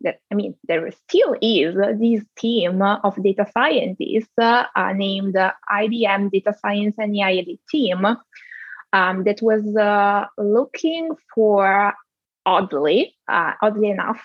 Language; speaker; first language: English; non-native, fluent; Italian